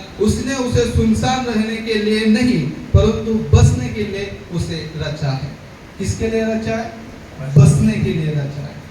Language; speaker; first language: Hindi; non-native, local second language; Marathi